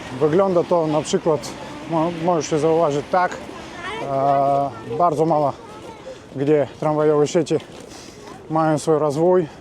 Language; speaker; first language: Polish; non-native, fluent; Russian